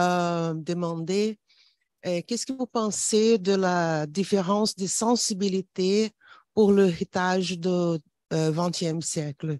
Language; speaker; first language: French; non-native, fluent; Portuguese